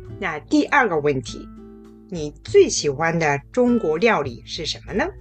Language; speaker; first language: Chinese; non-native, fluent; Japanese